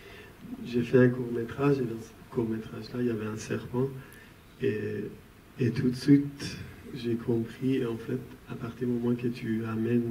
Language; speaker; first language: French; non-native, fluent; Persian